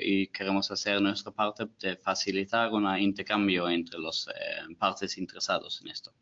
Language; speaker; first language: Spanish; non-native, fluent; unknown